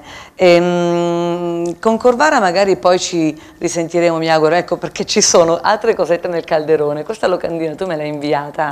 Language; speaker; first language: Italian; native; Italian